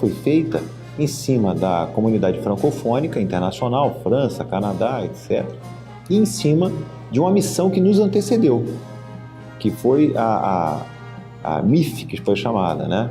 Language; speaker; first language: Portuguese; native; Portuguese